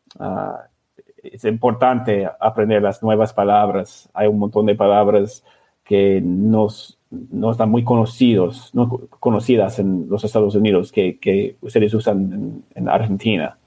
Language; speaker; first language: Spanish; non-native, learner; English